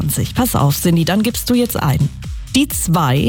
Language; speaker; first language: German; native; German